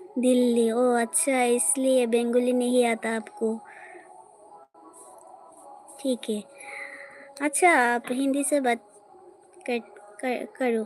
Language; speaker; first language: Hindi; non-native, local second language; Bangla